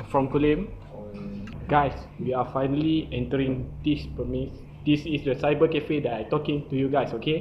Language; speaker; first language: English; non-native, local second language; Malay